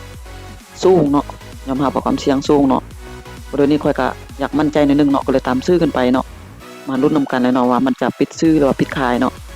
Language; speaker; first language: Thai; non-native, local second language; Lao